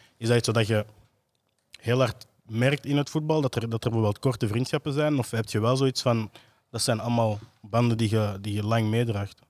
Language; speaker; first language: Dutch; native; Dutch